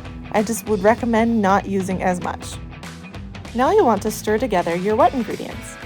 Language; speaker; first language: English; native; English